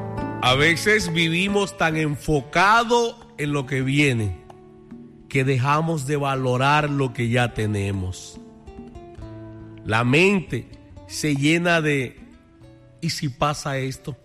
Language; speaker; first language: Spanish; native; Spanish